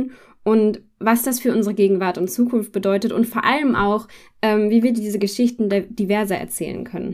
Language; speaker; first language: German; native; German